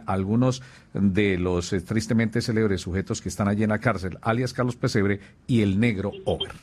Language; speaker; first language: Spanish; native; Spanish